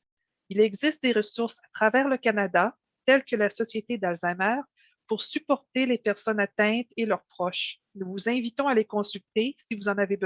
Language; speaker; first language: French; native; French